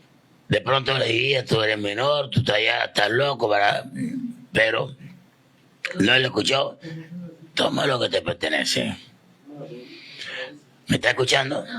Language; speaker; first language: Spanish; native; Spanish